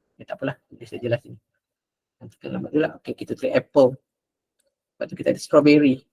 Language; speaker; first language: Malay; native; Malay